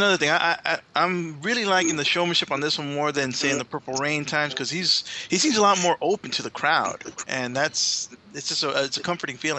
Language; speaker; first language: English; native; English